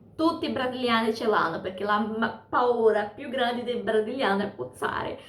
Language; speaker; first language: Italian; non-native, fluent; Portuguese